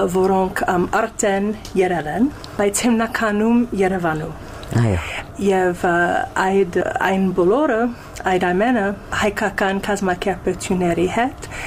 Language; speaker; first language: Armenian; non-native, fluent; English